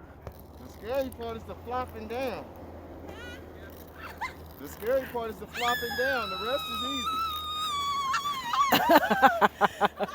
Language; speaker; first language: English; native; English